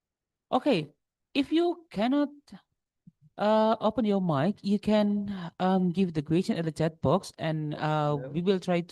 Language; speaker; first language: English; non-native, local second language; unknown